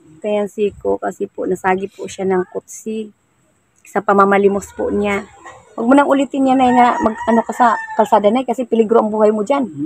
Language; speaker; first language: Filipino; non-native, local second language; Cebuano